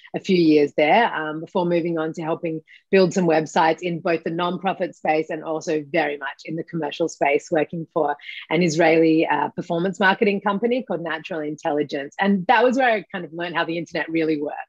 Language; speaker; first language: English; native; English